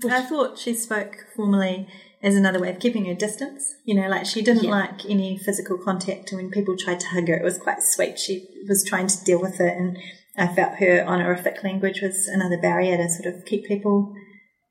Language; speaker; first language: English; native; English